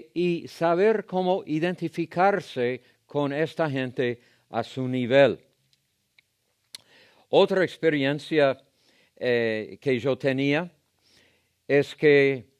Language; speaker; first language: Spanish; non-native, fluent; English